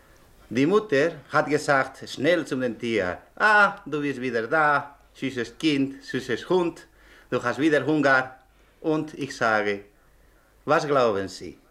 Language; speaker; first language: German; non-native, learner; Spanish